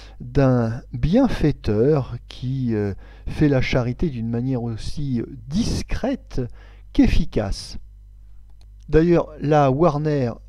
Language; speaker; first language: French; native; French